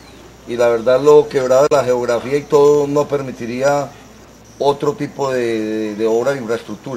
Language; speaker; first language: Spanish; native; Spanish